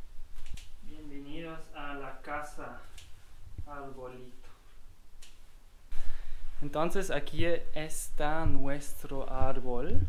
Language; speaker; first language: Spanish; non-native, learner; German